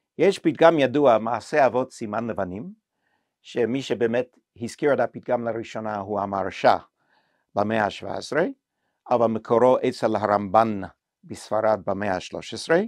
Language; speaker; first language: Hebrew; non-native, fluent; English